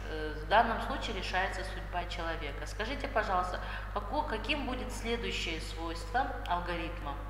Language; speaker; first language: Russian; non-native, local second language; Kazakh